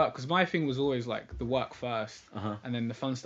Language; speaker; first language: English; native; English